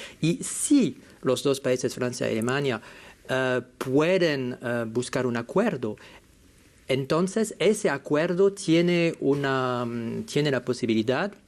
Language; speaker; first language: Spanish; non-native, fluent; French